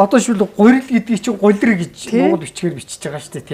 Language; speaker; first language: Mongolian; native; Mongolian